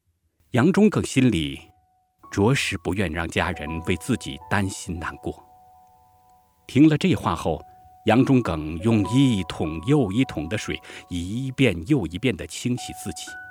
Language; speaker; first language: Chinese; native; Chinese